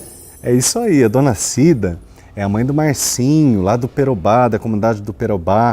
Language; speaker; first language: Portuguese; native; Portuguese